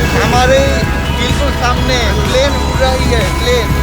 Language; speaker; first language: Hindi; non-native, learner; Bangla